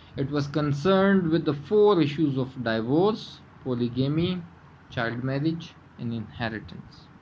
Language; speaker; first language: English; non-native, local second language; Urdu